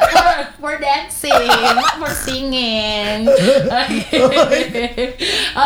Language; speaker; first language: English; non-native, learner; Indonesian